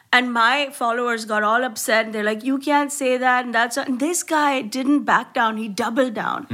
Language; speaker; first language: English; non-native, local second language; Gujarati